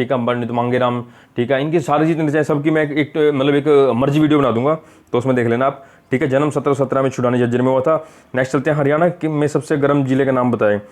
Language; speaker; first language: Hindi; native; Hindi